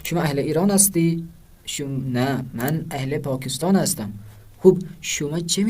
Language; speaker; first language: Persian; non-native, fluent; Urdu